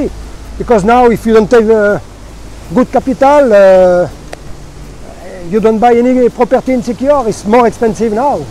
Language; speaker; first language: English; non-native, learner; French